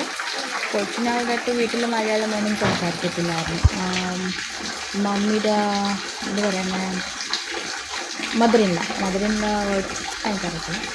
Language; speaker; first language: Malayalam; non-native, local second language; Telugu